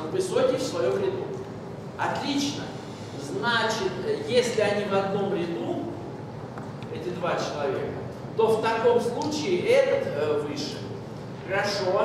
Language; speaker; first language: Russian; native; Russian